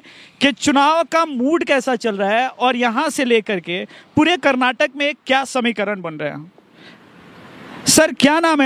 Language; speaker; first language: Hindi; native; Hindi